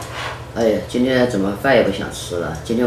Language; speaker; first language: Chinese; native; Chinese